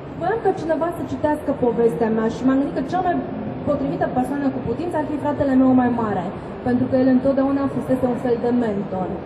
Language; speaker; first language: Romanian; native; Romanian